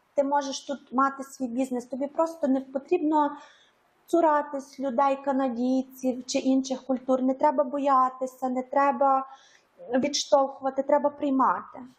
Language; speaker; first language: Ukrainian; native; Ukrainian